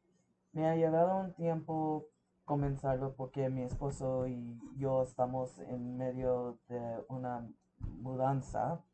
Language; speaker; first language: Spanish; early bilingual, heritage; English